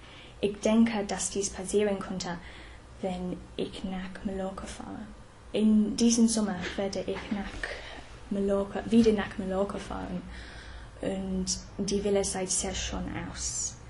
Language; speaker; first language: German; non-native, fluent; English